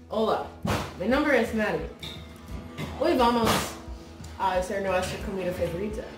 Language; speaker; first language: Spanish; non-native, learner; English